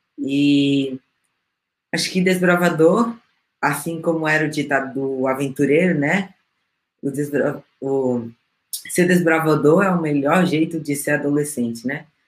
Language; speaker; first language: Portuguese; non-native, fluent; Spanish